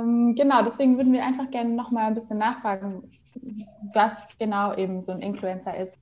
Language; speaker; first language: German; native; German